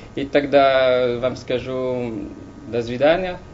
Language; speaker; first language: Russian; non-native, learner; French